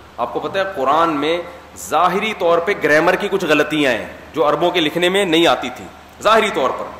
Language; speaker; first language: Urdu; native; Urdu